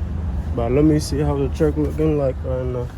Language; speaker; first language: English; native; English